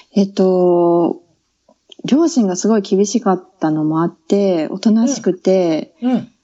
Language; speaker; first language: Japanese; native; Japanese